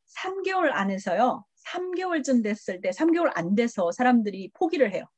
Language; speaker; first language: Korean; early bilingual, heritage; Korean